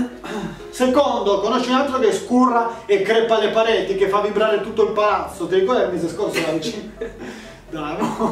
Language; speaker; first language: Italian; native; Italian